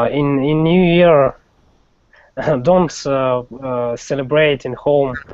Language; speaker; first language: English; non-native, learner; Russian